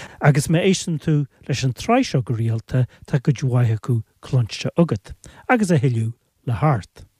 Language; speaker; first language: Irish; native; Irish